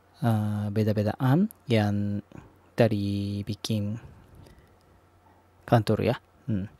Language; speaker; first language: Indonesian; non-native, learner; Japanese